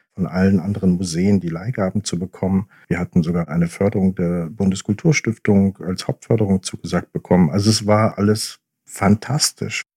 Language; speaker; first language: German; native; German